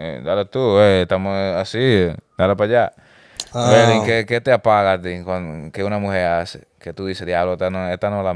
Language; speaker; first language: Spanish; early bilingual, heritage; Spanish